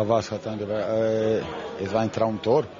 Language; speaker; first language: German; non-native, learner; Croatian